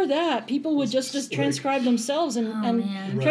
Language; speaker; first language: English; native; English